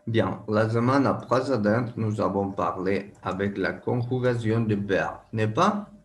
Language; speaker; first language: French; non-native, learner; Spanish